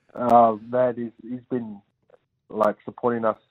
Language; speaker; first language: English; native; English